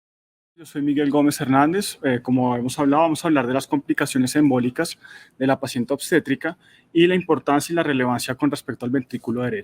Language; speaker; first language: Spanish; native; Spanish